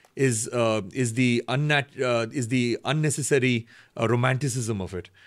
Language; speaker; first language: English; native; English